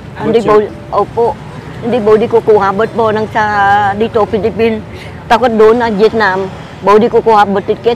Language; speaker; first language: Filipino; non-native, learner; Vietnamese